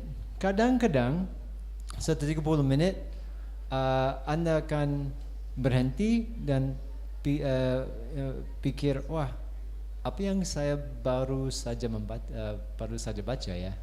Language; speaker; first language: Indonesian; non-native, fluent; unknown